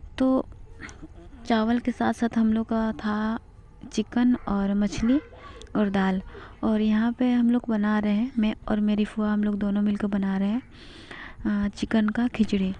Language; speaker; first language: Hindi; non-native, local second language; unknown